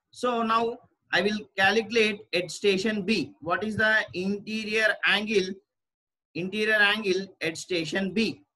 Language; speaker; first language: English; non-native, local second language; Telugu